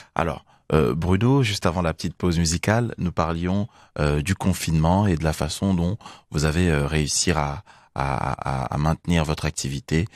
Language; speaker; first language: French; native; French